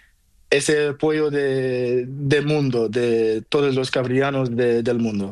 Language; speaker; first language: Spanish; non-native, local second language; Portuguese